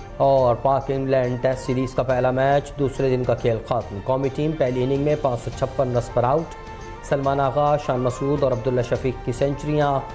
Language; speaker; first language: Urdu; native; Urdu